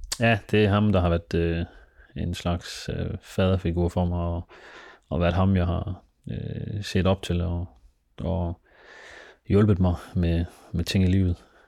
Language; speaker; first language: Danish; early bilingual, other home language; Somali